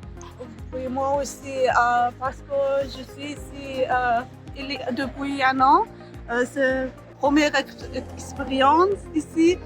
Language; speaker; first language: French; non-native, learner; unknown